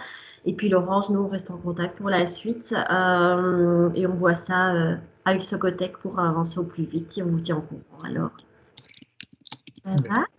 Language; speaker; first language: French; native; French